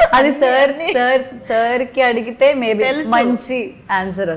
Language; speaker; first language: Telugu; non-native, learner; Malayalam